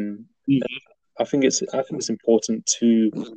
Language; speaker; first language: English; native; English